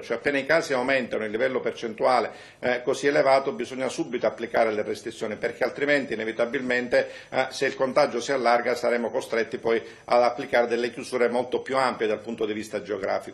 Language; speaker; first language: Italian; native; Italian